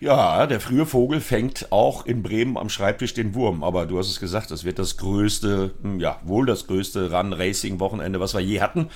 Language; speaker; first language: German; native; German